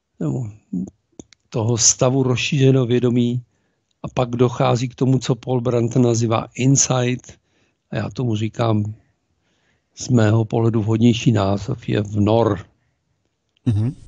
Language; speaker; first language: Czech; native; Czech